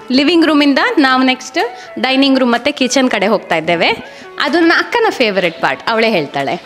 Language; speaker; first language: Kannada; native; Kannada